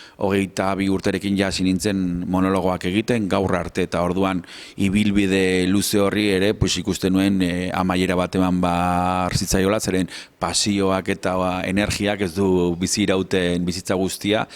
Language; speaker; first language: Basque; native; Basque